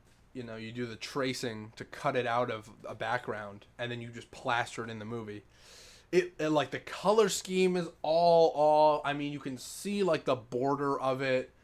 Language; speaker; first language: English; native; English